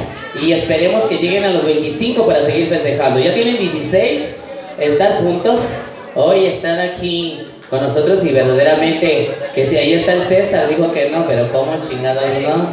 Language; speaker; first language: Spanish; native; Spanish